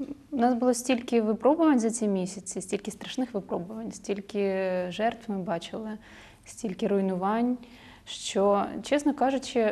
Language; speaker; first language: Ukrainian; non-native, local second language; Russian